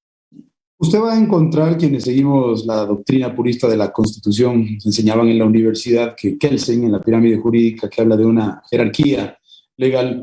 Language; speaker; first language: Spanish; native; Spanish